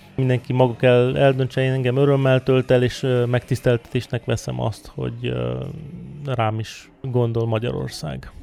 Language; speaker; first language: Hungarian; native; Hungarian